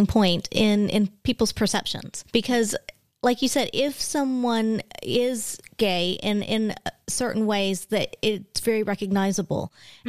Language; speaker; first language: English; native; English